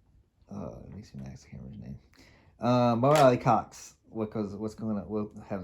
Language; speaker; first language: English; native; English